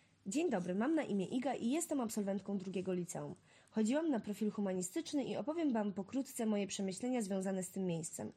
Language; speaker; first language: Polish; native; Polish